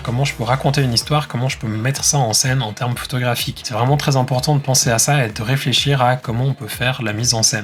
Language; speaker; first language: French; native; French